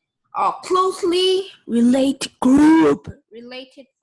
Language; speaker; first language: English; non-native, learner; Korean